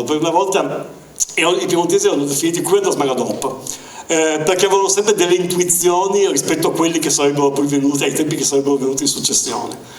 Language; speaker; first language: Italian; native; Italian